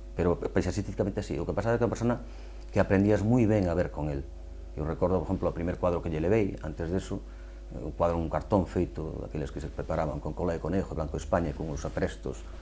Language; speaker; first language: Galician; native; Galician